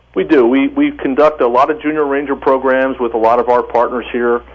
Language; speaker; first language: English; native; English